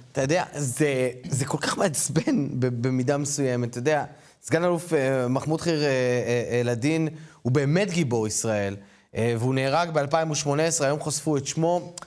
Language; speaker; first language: Hebrew; native; Hebrew